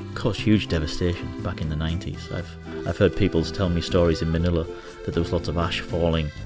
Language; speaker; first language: English; native; English